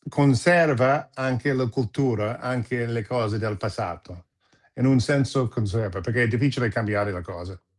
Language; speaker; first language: Italian; non-native, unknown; English